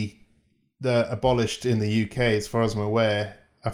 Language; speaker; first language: English; native; English